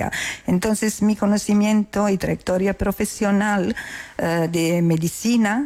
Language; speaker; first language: Spanish; non-native, learner; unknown